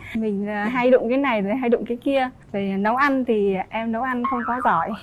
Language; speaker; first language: Vietnamese; non-native, local second language; Muong